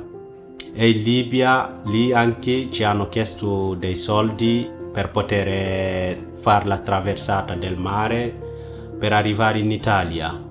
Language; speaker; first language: Italian; non-native, fluent; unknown